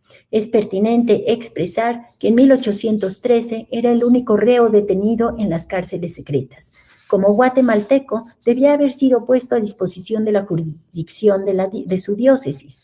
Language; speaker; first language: Spanish; native; Spanish